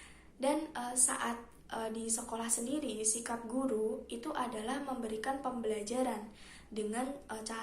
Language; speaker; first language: Indonesian; native; Indonesian